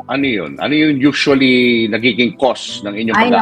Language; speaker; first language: Filipino; native; Filipino